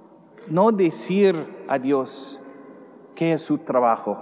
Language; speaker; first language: Spanish; non-native, learner; English